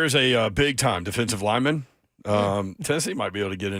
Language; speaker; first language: English; native; English